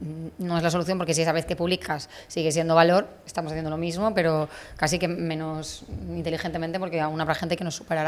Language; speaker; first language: Spanish; native; Spanish